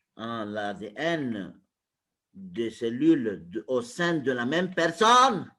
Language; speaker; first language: French; non-native, local second language; Arabic